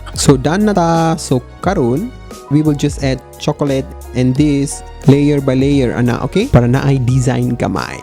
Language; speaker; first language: Cebuano; non-native, learner; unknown